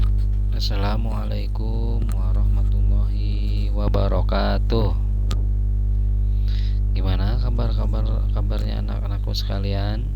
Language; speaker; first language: Indonesian; non-native, local second language; Sundanese